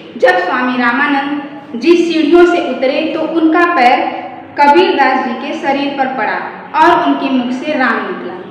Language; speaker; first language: Hindi; native; Hindi